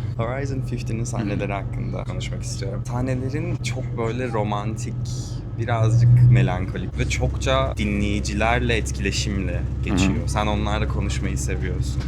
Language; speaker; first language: Turkish; native; Turkish